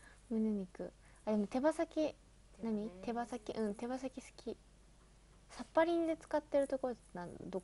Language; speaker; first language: Japanese; native; Japanese